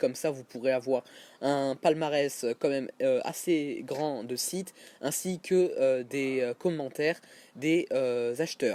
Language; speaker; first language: French; native; French